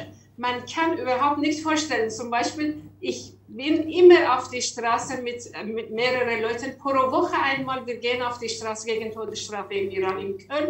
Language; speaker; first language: German; non-native, learner; Persian